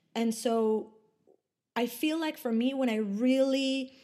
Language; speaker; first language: English; non-native, fluent; Spanish